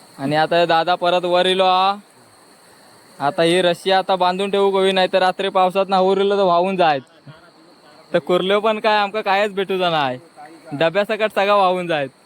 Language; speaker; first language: Marathi; native; Marathi